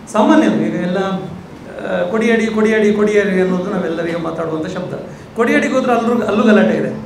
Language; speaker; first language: Kannada; non-native, local second language; Tulu